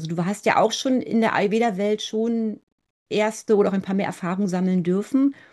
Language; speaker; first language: German; native; German